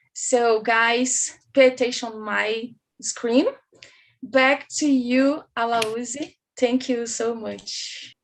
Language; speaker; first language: English; non-native, learner; Portuguese